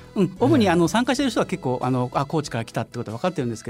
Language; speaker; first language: Japanese; native; Japanese